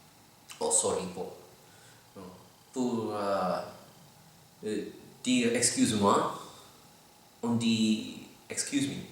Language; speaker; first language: French; non-native, learner; Filipino